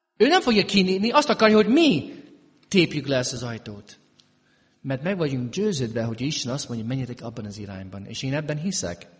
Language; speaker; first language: Hungarian; early bilingual, heritage; Hungarian